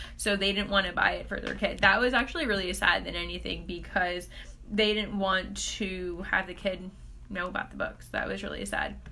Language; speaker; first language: English; native; English